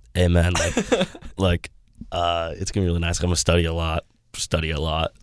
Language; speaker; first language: English; native; English